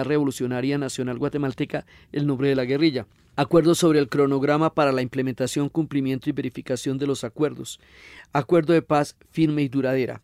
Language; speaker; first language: Spanish; native; Spanish